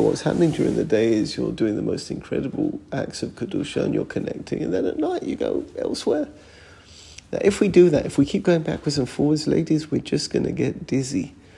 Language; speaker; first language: English; native; English